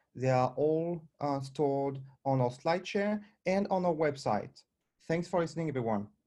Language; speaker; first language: English; non-native, fluent; French